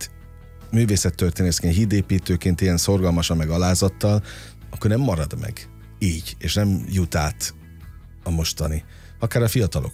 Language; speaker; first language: Hungarian; native; Hungarian